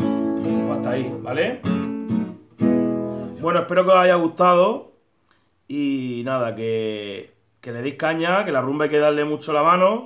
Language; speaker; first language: Spanish; native; Spanish